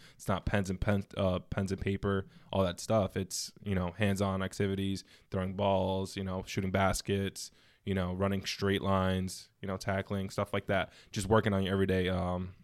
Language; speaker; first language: English; native; English